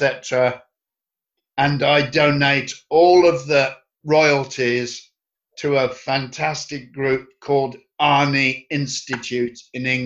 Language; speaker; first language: English; native; English